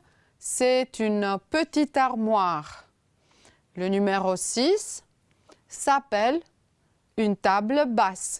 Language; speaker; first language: French; non-native, fluent; Romanian